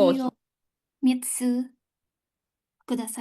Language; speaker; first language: Japanese; non-native, learner; Indonesian